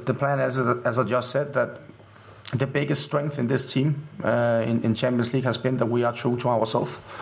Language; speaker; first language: English; non-native, fluent; Danish